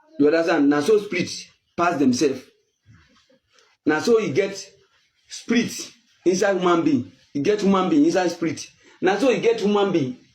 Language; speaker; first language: Nigerian Pidgin; non-native, local second language; Yoruba